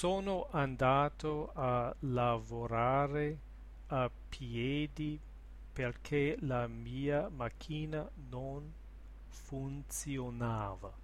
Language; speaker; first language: Italian; non-native, learner; English